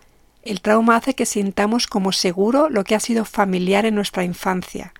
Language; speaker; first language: Spanish; native; Spanish